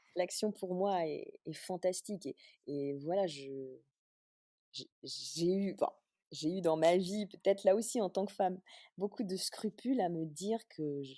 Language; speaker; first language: French; native; French